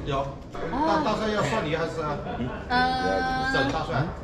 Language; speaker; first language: Chinese; native; Chinese